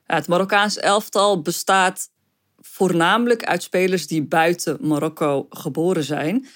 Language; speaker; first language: Dutch; early bilingual, other home language; Arabic